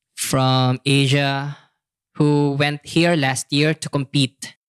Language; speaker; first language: English; non-native, local second language; Filipino